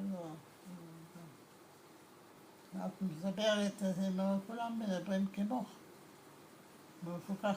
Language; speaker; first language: Hebrew; non-native, learner; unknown